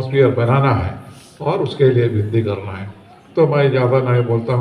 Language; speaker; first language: Hindi; non-native, local second language; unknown